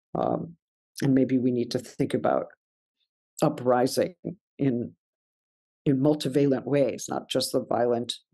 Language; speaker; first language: English; native; English